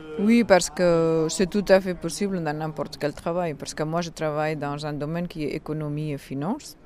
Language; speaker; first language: French; non-native, fluent; Spanish